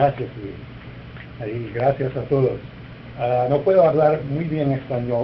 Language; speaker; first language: Spanish; non-native, learner; English